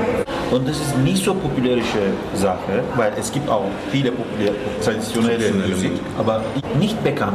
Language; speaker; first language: German; non-native, fluent; Turkish